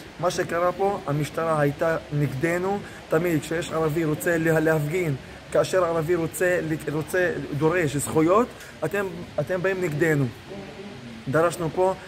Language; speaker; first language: Hebrew; non-native, local second language; Arabic